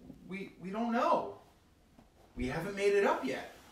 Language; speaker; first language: English; native; English